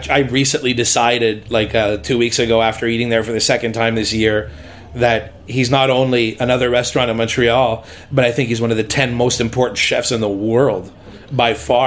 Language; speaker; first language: English; native; English